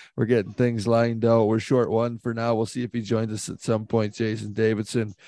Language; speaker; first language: English; native; English